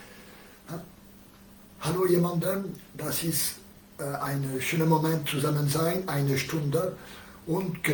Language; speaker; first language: German; non-native, learner; French